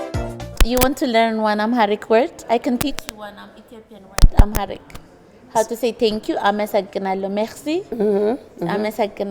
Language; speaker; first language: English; non-native, fluent; Amharic